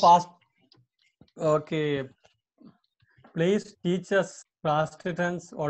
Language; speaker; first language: English; non-native, local second language; Hindi